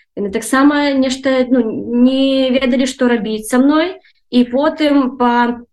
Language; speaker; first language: Belarusian; native; Belarusian